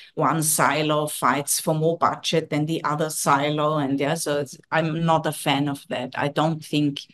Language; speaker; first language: English; non-native, fluent; German